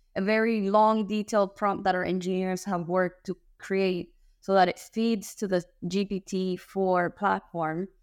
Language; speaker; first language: English; early bilingual, other home language; Spanish